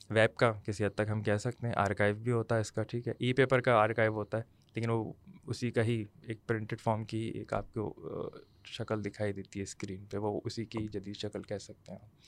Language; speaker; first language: Urdu; native; Urdu